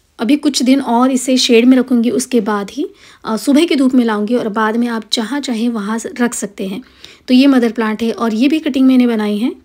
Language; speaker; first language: Hindi; non-native, local second language; Marathi